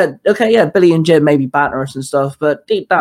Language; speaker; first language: English; native; English